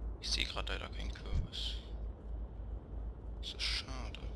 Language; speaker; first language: German; native; German